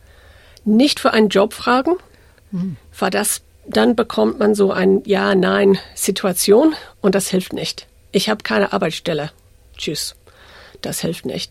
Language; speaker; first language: German; non-native, fluent; English